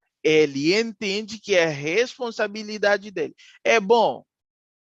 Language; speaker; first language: Portuguese; non-native, fluent; Haitian Creole